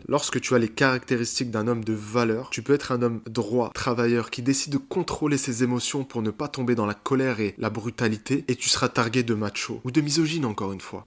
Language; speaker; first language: French; native; French